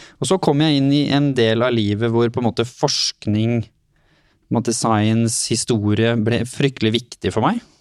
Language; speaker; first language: Norwegian; native; Norwegian